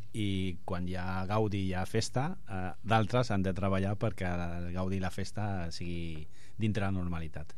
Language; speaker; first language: Catalan; non-native, local second language; Spanish